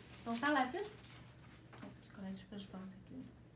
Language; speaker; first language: French; native; French